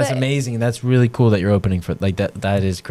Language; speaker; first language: English; native; English